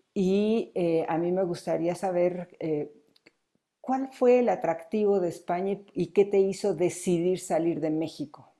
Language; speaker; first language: Spanish; native; Spanish